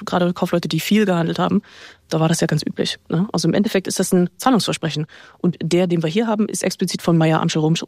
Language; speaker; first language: German; native; German